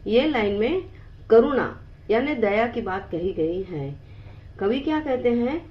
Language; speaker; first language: Hindi; non-native, local second language; Marathi